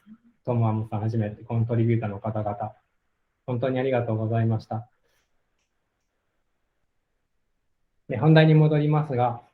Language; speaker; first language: Japanese; native; Japanese